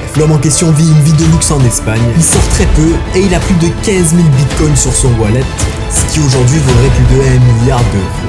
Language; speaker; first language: French; native; French